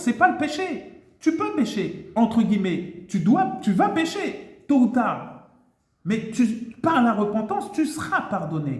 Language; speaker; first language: French; native; French